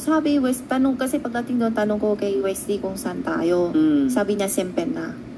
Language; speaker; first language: Filipino; non-native, learner; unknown